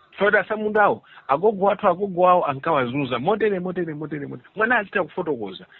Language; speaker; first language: Nyanja; native; Nyanja